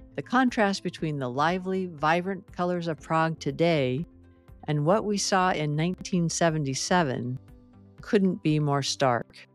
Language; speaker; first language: English; native; English